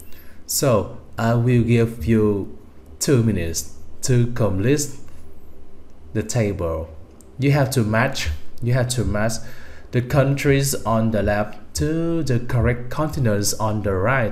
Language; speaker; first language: English; non-native, fluent; Vietnamese